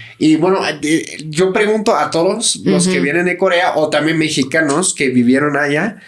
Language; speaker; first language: Spanish; native; Spanish